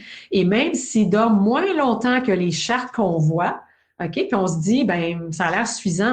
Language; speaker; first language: French; native; French